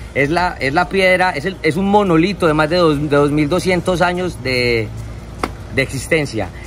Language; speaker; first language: Spanish; native; Spanish